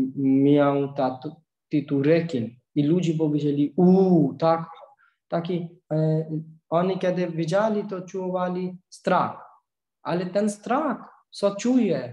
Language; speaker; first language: Polish; non-native, learner; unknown